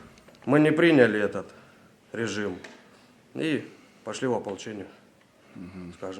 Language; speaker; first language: Russian; native; Russian